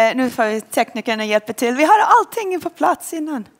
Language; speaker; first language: Swedish; non-native, learner; English